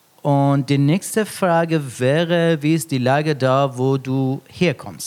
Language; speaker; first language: German; non-native, fluent; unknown